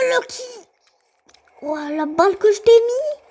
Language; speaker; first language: French; native; French